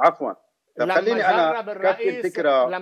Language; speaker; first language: Arabic; native; Arabic